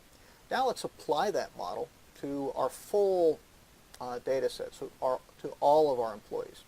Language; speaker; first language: English; native; English